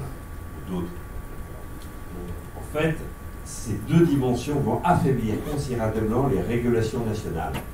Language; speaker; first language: French; native; French